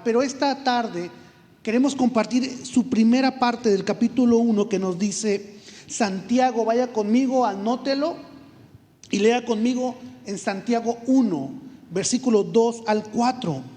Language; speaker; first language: Spanish; native; Spanish